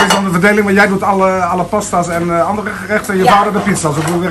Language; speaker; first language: Dutch; native; Dutch